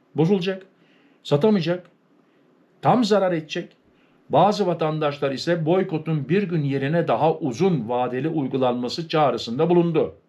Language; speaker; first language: Turkish; early bilingual, heritage; Turkish